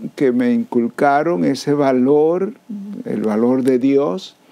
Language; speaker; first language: Spanish; native; Spanish